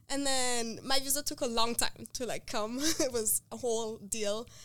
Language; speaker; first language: English; non-native, local second language; Kinyarwanda